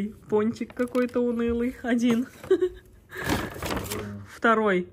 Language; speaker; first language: Russian; native; Russian